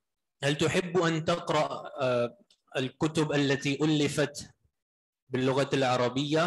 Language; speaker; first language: Arabic; non-native, fluent; Urdu